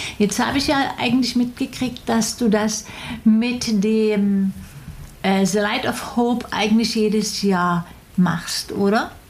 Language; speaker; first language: German; native; German